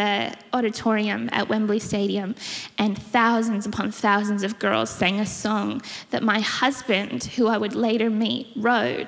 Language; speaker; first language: English; native; English